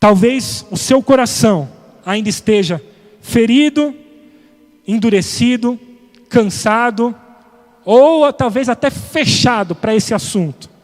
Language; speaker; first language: Portuguese; native; Portuguese